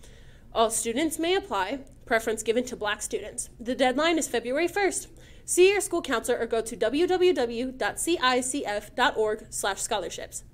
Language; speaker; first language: English; native; English